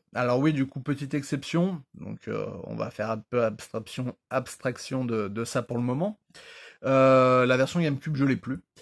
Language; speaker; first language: French; native; French